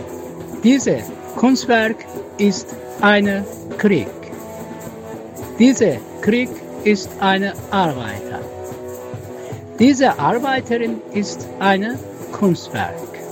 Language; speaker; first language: German; non-native, learner; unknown